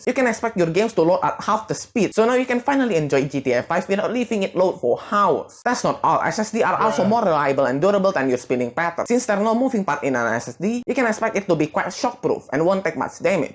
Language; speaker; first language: English; non-native, fluent; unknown